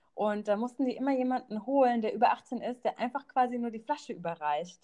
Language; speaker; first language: German; non-native, local second language; Thai